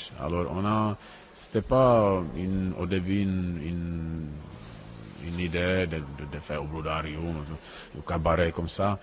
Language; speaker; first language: French; non-native, learner; Czech